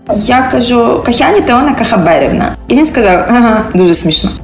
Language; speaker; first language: Ukrainian; early bilingual, heritage; Ukrainian